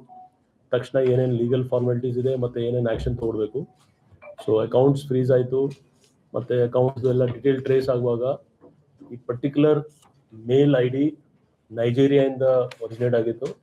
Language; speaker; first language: Kannada; non-native, fluent; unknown